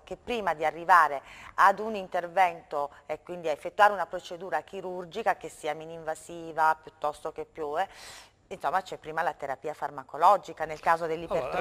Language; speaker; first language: Italian; native; Italian